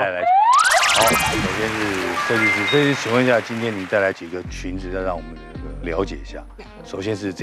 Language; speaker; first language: Chinese; native; Chinese